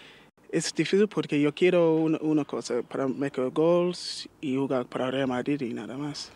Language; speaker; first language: Spanish; non-native, learner; English